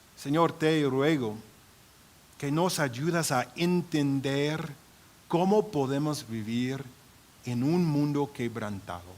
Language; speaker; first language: Spanish; non-native, fluent; English